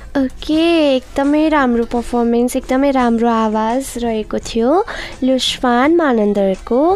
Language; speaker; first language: Nepali; native; Nepali